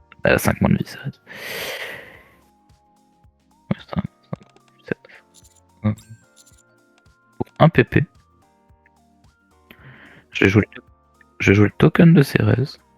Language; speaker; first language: French; native; French